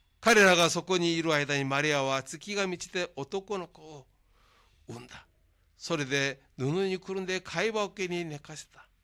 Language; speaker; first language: Japanese; non-native, fluent; Korean